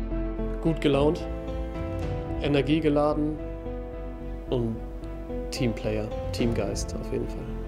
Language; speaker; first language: German; native; German